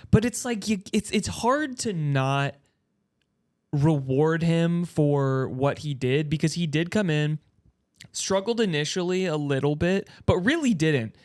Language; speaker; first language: English; native; English